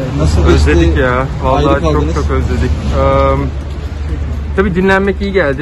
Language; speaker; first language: Turkish; early bilingual, heritage; Turkish